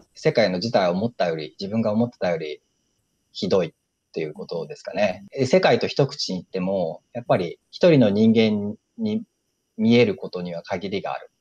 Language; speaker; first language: Japanese; native; Japanese